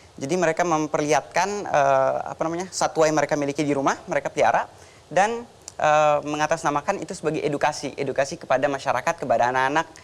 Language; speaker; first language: Indonesian; native; Indonesian